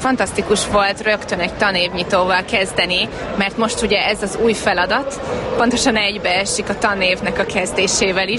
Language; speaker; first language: Hungarian; native; Hungarian